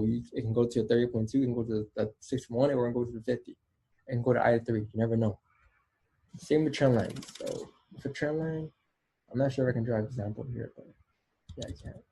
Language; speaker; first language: English; native; English